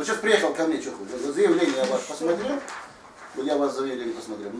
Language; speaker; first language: Russian; non-native, fluent; Tajik